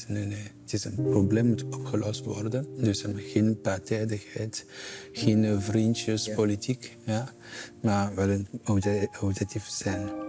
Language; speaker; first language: Dutch; non-native, fluent; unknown